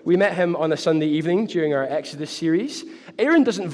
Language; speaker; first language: English; native; English